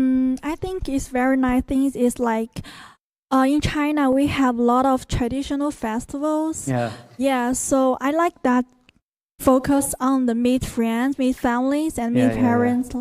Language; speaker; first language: English; non-native, learner; Chinese